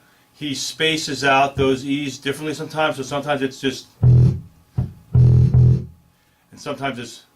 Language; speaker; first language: English; native; English